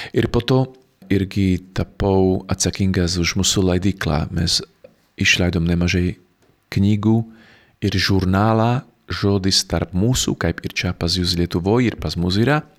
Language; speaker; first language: Lithuanian; non-native, fluent; Slovak